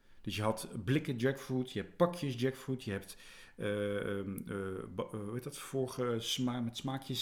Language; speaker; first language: Dutch; native; Dutch